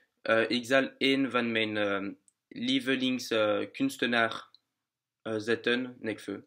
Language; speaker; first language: Dutch; non-native, learner; French